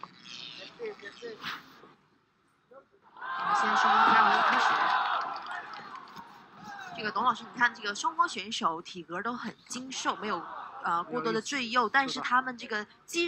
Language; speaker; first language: Chinese; native; Chinese